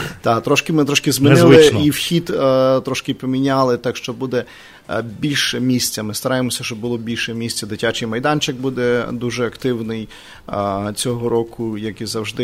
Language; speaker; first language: Ukrainian; native; Ukrainian